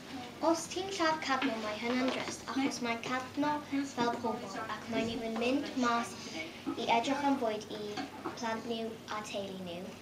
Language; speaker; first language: Welsh; non-native, local second language; English